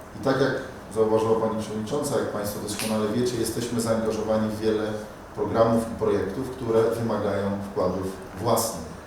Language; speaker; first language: Polish; native; Polish